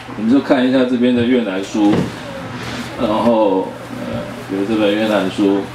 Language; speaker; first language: Chinese; native; Chinese